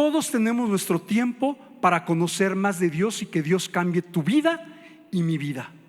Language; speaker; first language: Spanish; native; Spanish